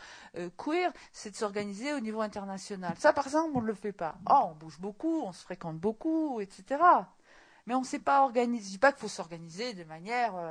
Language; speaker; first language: French; native; French